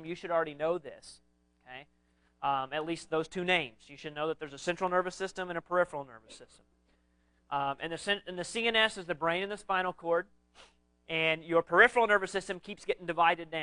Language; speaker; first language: English; native; English